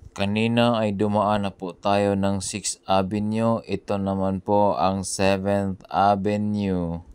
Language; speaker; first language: Filipino; non-native, local second language; Cebuano